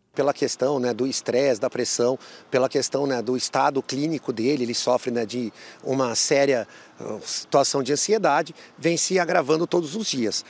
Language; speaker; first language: Portuguese; native; Portuguese